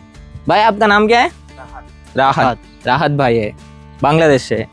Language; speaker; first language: Hindi; non-native, local second language; Telugu